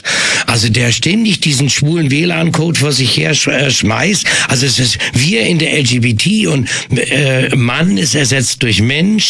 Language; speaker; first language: German; native; German